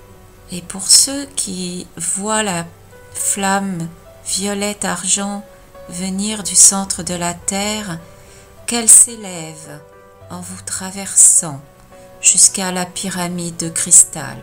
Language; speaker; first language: French; native; French